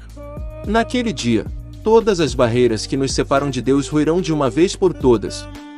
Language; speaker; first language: Portuguese; native; Portuguese